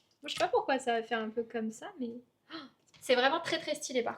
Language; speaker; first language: French; native; French